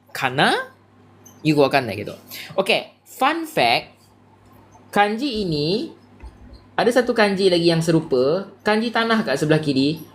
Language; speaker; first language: Malay; native; Malay